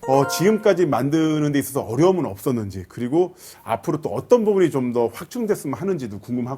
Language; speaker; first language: Korean; native; Korean